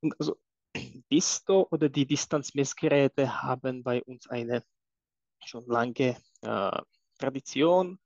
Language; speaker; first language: German; non-native, fluent; Czech